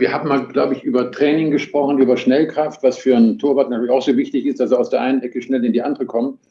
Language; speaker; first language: German; native; German